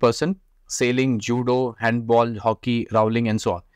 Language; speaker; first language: English; non-native, local second language; Hindi